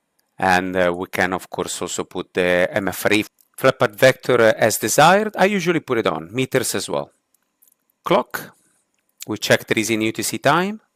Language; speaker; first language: English; non-native, fluent; Italian